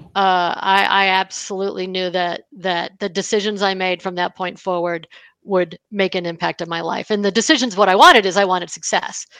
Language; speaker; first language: English; native; English